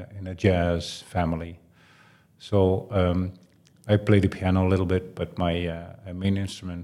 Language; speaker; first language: English; non-native, fluent; Dutch